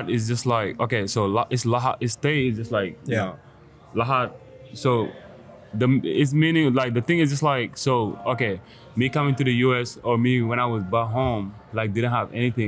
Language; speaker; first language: English; non-native, fluent; Wolof